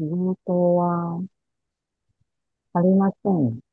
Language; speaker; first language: Japanese; non-native, learner; Chinese